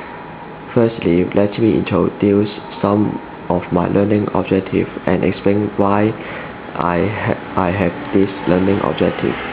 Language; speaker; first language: English; non-native, learner; Cantonese